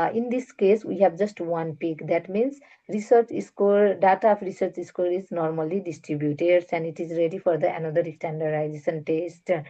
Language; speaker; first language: English; non-native, fluent; Nepali